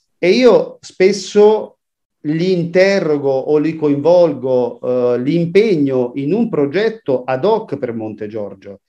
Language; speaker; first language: Italian; native; Italian